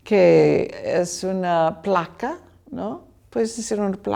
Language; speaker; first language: Spanish; non-native, learner; English